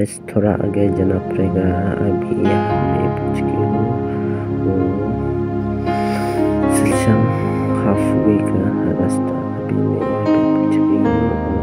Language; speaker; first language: Hindi; non-native, local second language; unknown